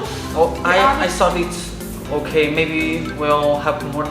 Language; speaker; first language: English; non-native, learner; Chinese